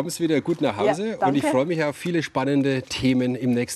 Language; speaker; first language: German; native; German